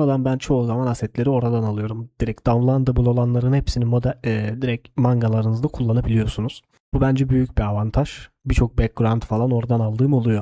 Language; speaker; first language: Turkish; native; Turkish